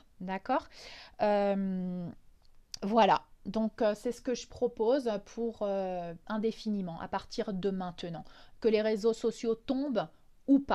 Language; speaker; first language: French; native; French